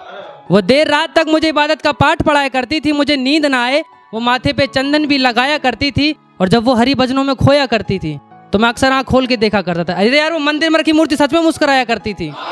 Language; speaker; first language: Hindi; native; Hindi